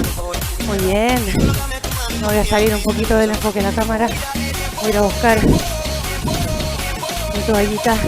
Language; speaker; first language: Spanish; native; Spanish